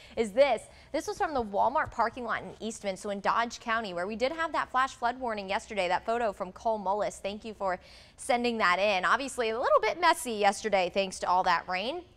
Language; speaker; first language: English; native; English